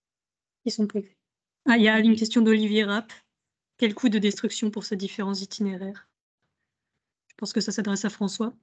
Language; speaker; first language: French; native; French